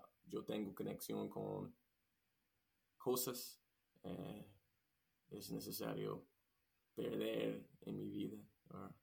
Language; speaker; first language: Spanish; non-native, learner; English